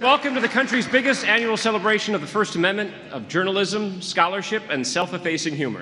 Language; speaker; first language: English; native; English